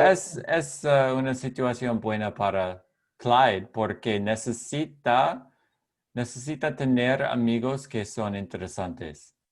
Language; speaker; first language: Spanish; non-native, learner; English